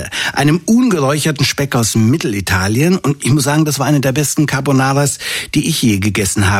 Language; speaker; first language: German; native; German